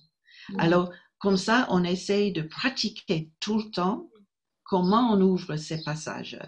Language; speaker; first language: French; non-native, fluent; English